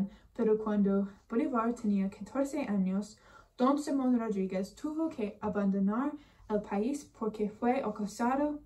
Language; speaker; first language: Spanish; non-native, learner; English